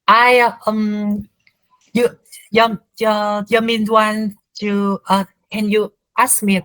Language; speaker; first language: English; non-native, learner; Vietnamese